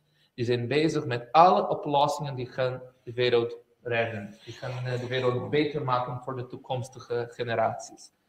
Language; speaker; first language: Dutch; non-native, fluent; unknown